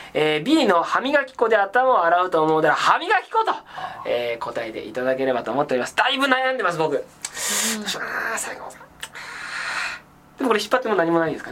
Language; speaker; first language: Japanese; native; Japanese